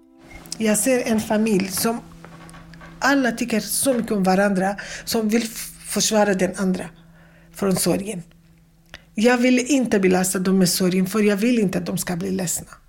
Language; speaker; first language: Swedish; non-native, fluent; Kurdish